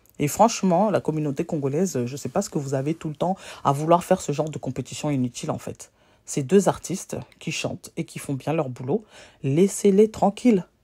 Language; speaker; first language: French; native; French